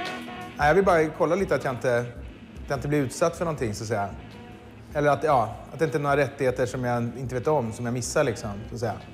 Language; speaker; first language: Swedish; native; Swedish